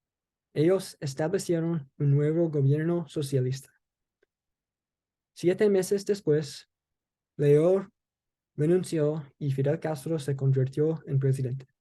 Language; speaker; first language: Spanish; non-native, learner; English